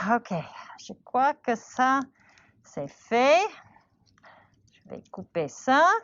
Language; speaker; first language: French; non-native, learner; English